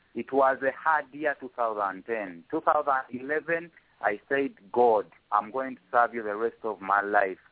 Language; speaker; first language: English; non-native, local second language; Ganda